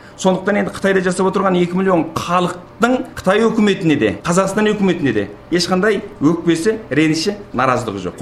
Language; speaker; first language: Kazakh; native; Kazakh